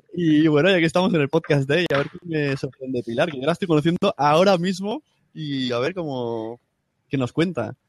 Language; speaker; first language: Spanish; native; Spanish